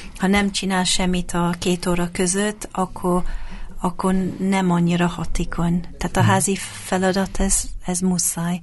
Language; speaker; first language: Hungarian; non-native, fluent; English